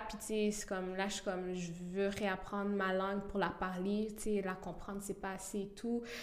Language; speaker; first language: French; early bilingual, other home language; Rundi